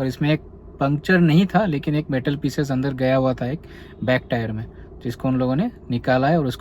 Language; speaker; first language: Hindi; native; Hindi